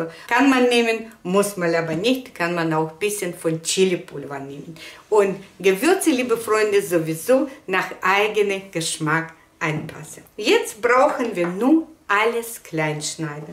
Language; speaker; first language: German; non-native, fluent; Russian